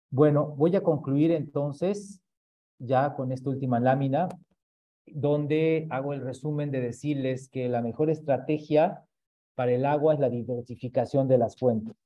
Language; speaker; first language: Spanish; native; Spanish